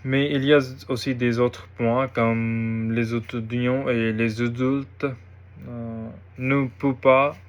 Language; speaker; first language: French; non-native, learner; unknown